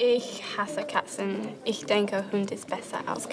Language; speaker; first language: German; non-native, learner; English